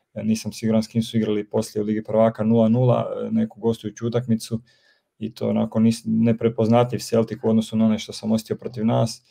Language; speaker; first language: Croatian; native; Croatian